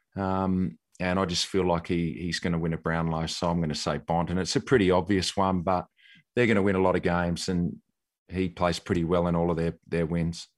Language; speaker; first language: English; native; English